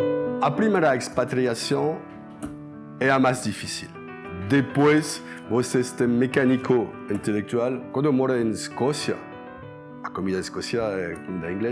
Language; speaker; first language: Portuguese; non-native, learner; French